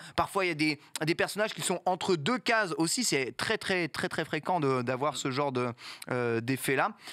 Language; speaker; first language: French; native; French